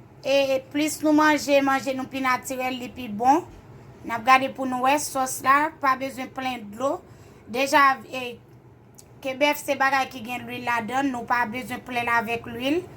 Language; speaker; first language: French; non-native, learner; Haitian Creole